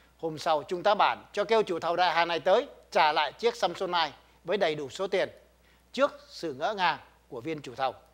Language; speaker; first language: Vietnamese; native; Vietnamese